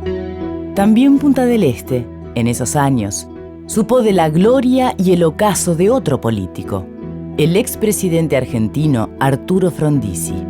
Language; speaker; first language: Spanish; native; Spanish